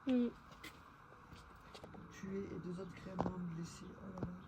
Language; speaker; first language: French; native; French